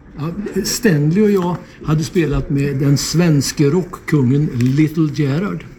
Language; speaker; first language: Swedish; native; Swedish